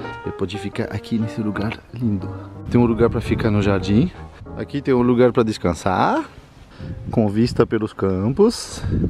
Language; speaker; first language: Portuguese; non-native, fluent; French